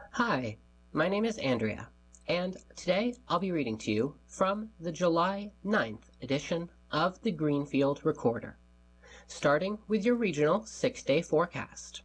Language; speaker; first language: English; native; English